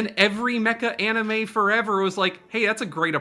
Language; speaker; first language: English; native; English